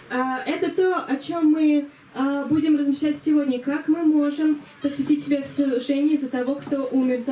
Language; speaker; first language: Russian; native; Russian